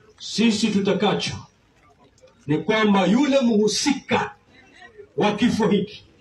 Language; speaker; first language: Swahili; native; Swahili